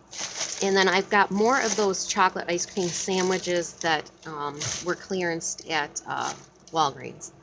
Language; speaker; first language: English; native; English